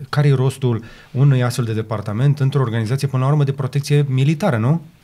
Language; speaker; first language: Romanian; native; Romanian